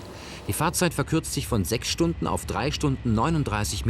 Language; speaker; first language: German; native; German